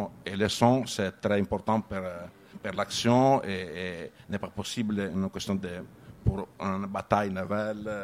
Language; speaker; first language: French; non-native, learner; Italian